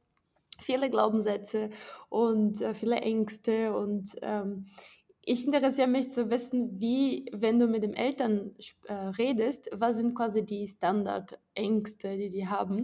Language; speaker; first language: German; non-native, fluent; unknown